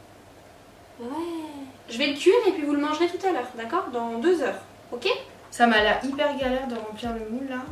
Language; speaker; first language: French; native; French